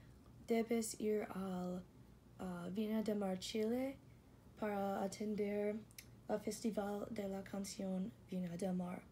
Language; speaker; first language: Spanish; non-native, learner; English